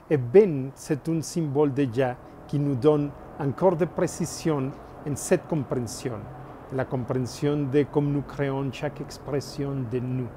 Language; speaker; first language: French; non-native, learner; Spanish